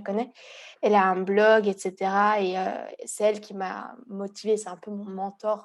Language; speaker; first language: French; early bilingual, heritage; Hungarian